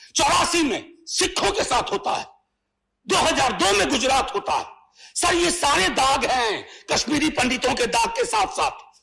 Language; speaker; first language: Hindi; native; Hindi